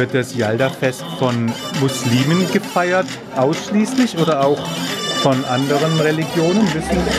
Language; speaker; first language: German; native; German